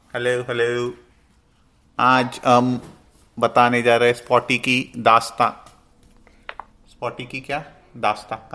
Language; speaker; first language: Hindi; native; Hindi